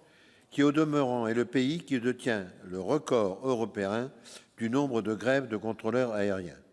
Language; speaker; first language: French; native; French